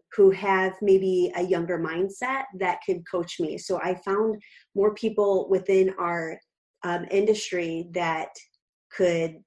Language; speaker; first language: English; native; English